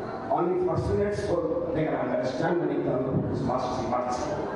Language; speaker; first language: English; non-native, local second language; Bangla